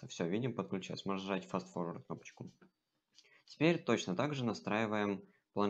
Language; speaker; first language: Russian; native; Russian